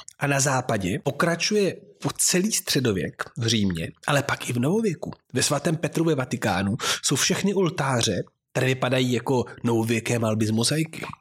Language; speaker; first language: Czech; native; Czech